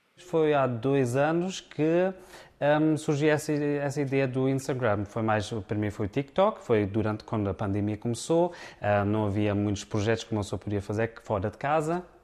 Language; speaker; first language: Portuguese; early bilingual, heritage; Portuguese